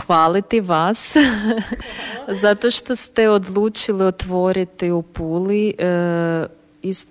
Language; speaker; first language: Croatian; non-native, learner; Ukrainian